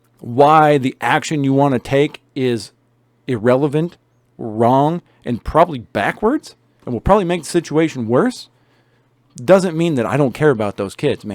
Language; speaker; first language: English; native; English